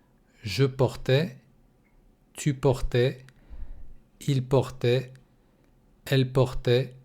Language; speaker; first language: French; non-native, fluent; Russian